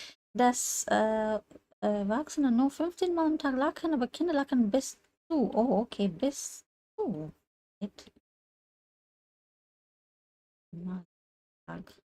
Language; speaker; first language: German; non-native, learner; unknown